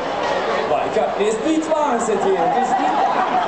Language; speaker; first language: Dutch; non-native, local second language; Limburgish